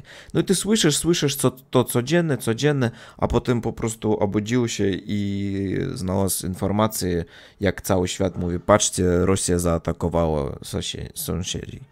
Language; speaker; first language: Polish; non-native, learner; Russian